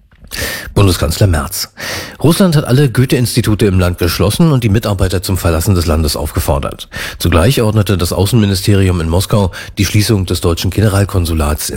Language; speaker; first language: German; native; German